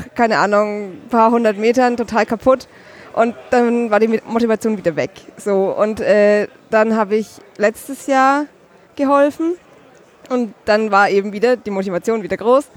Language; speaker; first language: German; native; German